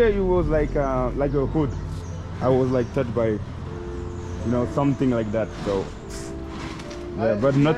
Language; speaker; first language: English; non-native, fluent; French